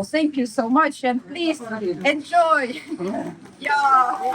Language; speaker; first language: English; non-native, learner; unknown